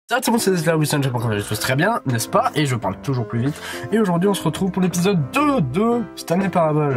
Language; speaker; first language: French; native; French